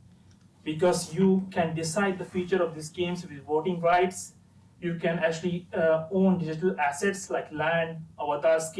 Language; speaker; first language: English; non-native, fluent; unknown